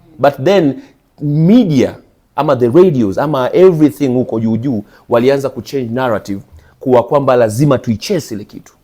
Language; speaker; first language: Swahili; native; Swahili